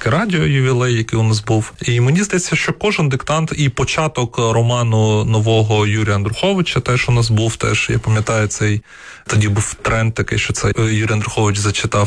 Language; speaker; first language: Ukrainian; non-native, local second language; Russian